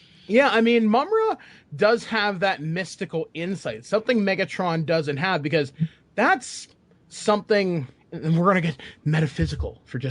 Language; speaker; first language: English; native; English